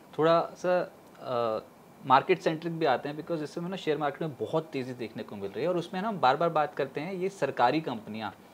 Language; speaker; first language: Hindi; native; Hindi